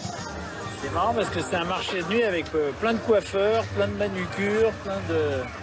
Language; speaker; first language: French; native; French